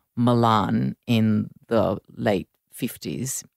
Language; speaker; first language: English; non-native, fluent; Italian